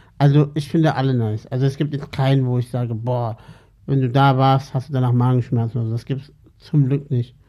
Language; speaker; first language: German; early bilingual, other home language; Turkish